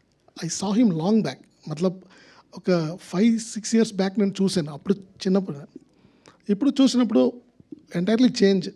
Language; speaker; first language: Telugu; non-native, fluent; Tamil